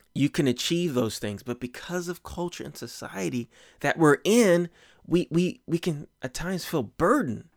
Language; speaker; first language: English; native; English